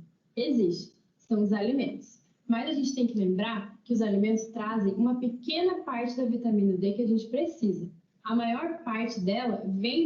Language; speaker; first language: Portuguese; native; Portuguese